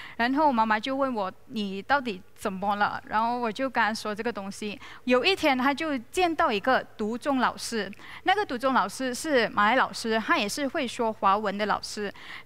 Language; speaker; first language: Chinese; non-native, local second language; Malay